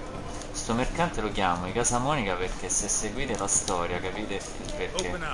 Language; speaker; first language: Italian; native; Italian